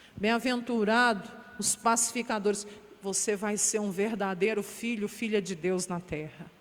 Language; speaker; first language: Portuguese; native; Portuguese